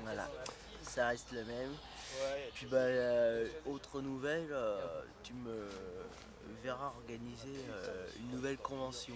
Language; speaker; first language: French; native; French